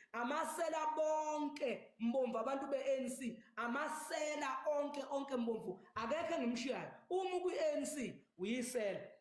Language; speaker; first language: Zulu; native; Zulu